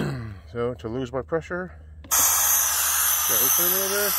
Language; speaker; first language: English; native; English